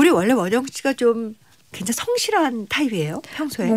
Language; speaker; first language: Korean; native; Korean